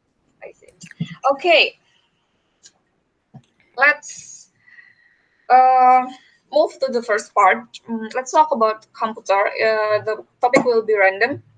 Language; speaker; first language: English; non-native, fluent; Indonesian